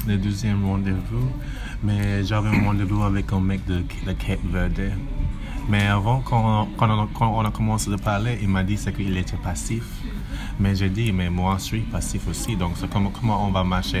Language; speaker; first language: French; non-native, learner; English